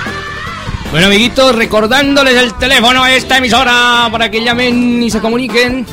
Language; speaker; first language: Spanish; native; Spanish